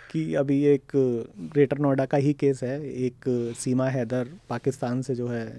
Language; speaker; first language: Hindi; native; Hindi